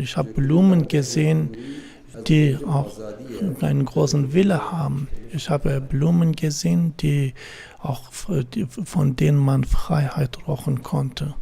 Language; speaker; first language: German; non-native, fluent; Kurdish